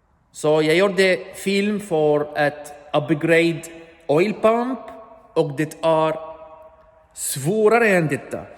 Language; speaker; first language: Swedish; non-native, learner; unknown